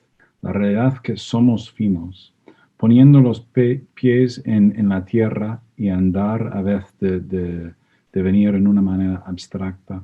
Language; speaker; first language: Spanish; non-native, fluent; English